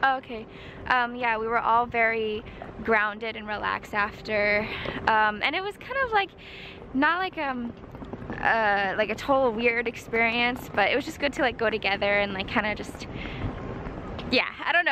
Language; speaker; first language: English; native; English